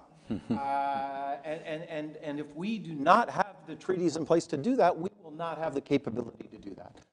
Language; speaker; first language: English; native; English